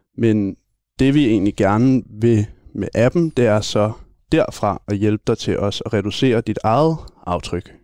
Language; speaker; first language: Danish; native; Danish